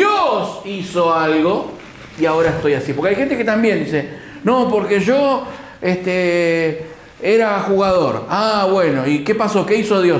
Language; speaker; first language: Spanish; native; Spanish